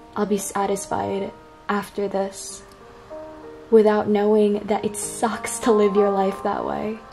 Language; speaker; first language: English; native; English